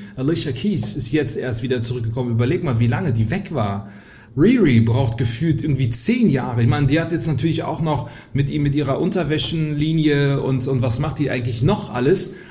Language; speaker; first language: German; early bilingual, heritage; Polish